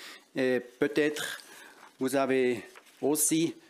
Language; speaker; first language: French; non-native, local second language; German